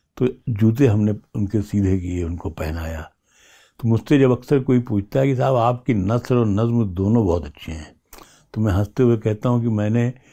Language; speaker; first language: Hindi; native; Hindi